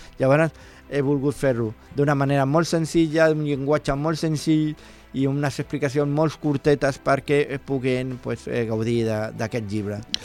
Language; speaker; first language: Catalan; non-native, local second language; Spanish